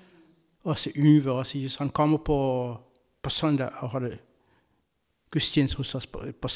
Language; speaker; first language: Danish; non-native, fluent; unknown